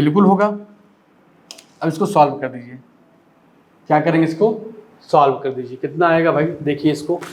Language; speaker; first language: Hindi; native; Hindi